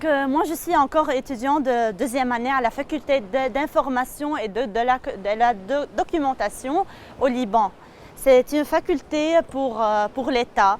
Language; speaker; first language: French; non-native, local second language; Arabic